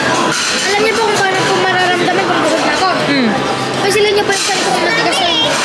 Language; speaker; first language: Filipino; early bilingual, heritage; Filipino